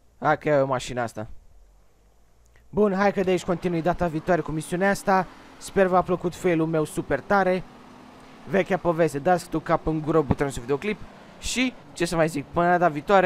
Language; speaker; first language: Romanian; native; Romanian